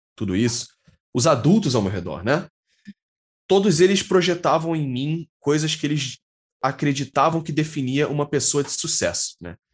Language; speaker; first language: Portuguese; native; Portuguese